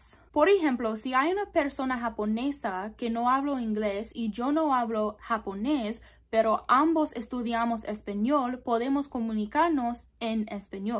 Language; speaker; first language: Spanish; non-native, learner; English